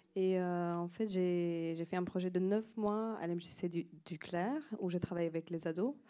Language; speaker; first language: French; non-native, fluent; Slovenian